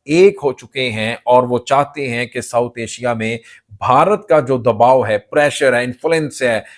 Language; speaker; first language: Urdu; native; Urdu